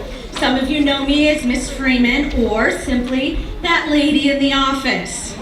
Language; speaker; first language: English; native; English